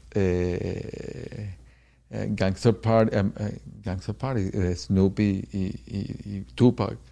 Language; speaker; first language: Spanish; native; Spanish